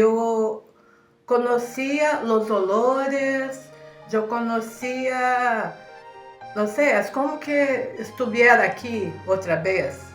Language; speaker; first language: Spanish; early bilingual, heritage; Spanish